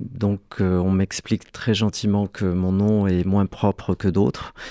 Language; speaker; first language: French; early bilingual, other home language; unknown